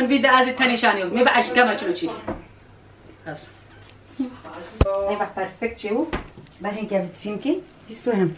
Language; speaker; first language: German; non-native, learner; Kurdish